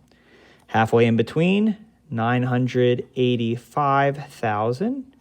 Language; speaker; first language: English; native; English